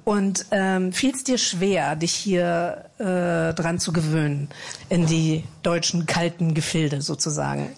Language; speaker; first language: German; native; German